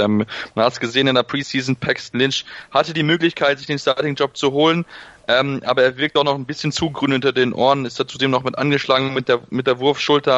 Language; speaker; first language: German; native; German